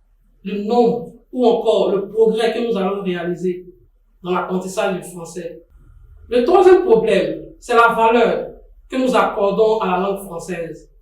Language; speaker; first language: French; non-native, fluent; English